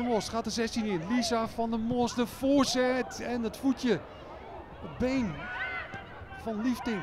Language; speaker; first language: Dutch; native; Dutch